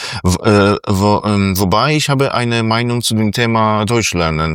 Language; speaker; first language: German; non-native, fluent; Polish